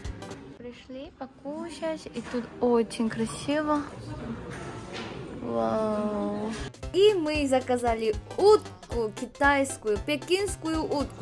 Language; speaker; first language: Russian; non-native, fluent; Korean